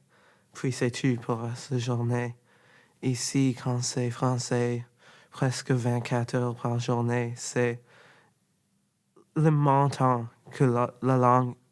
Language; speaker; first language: French; non-native, learner; English